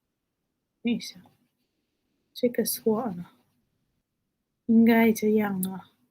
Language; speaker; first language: Chinese; non-native, fluent; Malay